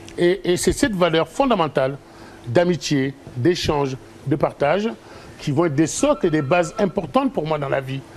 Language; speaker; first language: French; early bilingual, other home language; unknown